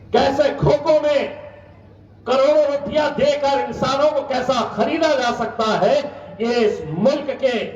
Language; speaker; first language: Hindi; non-native, local second language; Urdu